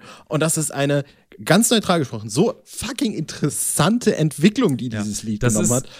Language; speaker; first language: German; native; German